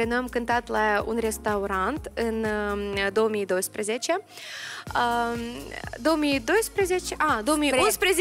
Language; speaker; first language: Romanian; non-native, local second language; Russian